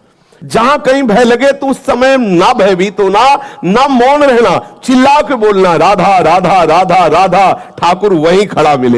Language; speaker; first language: Hindi; native; Hindi